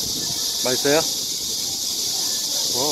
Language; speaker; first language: Korean; non-native, learner; Indonesian